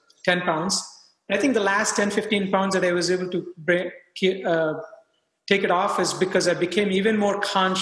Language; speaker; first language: English; non-native, local second language; Telugu